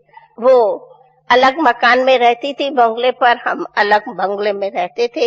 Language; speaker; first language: Hindi; non-native, local second language; Sindhi